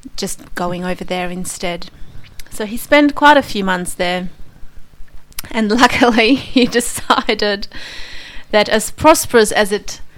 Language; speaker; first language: English; non-native, fluent; Polish